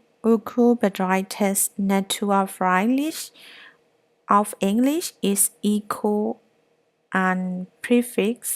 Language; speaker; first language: German; non-native, learner; Burmese